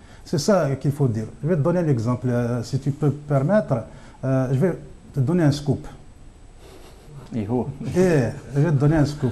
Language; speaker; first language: French; non-native, local second language; Kabyle